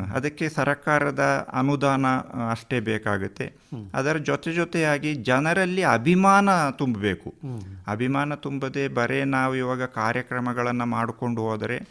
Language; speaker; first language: Kannada; non-native, local second language; Kodava